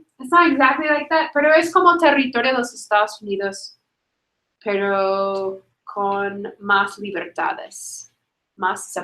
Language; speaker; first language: Spanish; non-native, fluent; English